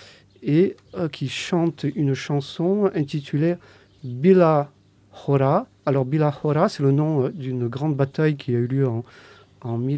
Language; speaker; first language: French; native; French